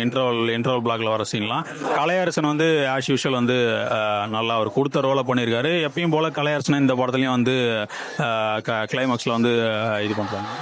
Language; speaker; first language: Tamil; native; Tamil